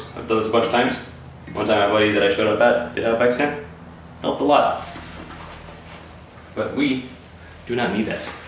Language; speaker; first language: English; native; English